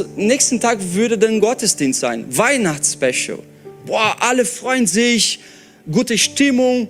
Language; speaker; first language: German; non-native, fluent; Portuguese